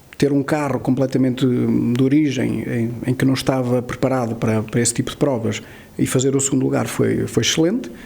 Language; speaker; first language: Portuguese; early bilingual, heritage; Portuguese